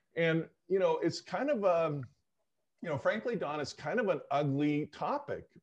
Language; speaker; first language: English; native; English